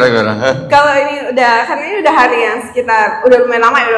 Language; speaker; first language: Indonesian; native; Indonesian